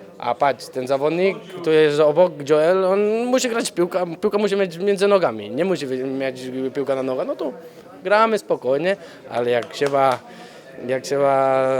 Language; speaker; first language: Polish; non-native, fluent; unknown